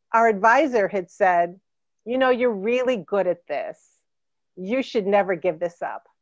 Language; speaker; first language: English; native; English